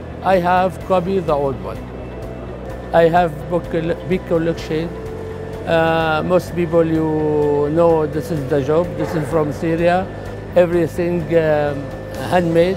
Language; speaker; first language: English; non-native, learner; Arabic